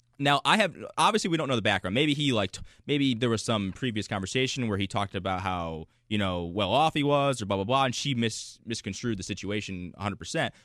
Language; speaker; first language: English; native; English